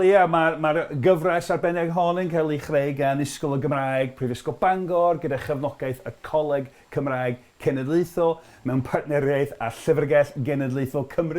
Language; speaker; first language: Welsh; non-native, fluent; English